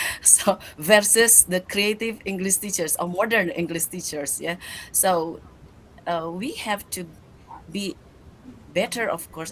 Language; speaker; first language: English; non-native, learner; Indonesian